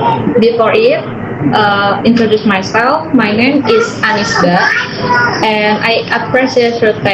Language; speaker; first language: English; non-native, learner; Indonesian